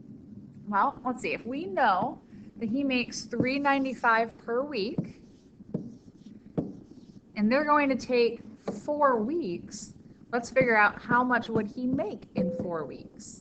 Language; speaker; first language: English; native; English